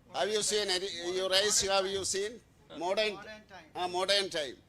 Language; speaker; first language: English; non-native, local second language; Malayalam